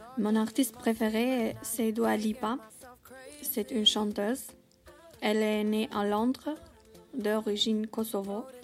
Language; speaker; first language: French; non-native, learner; Albanian